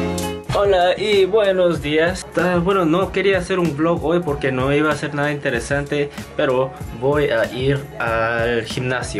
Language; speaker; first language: Spanish; non-native, fluent; Korean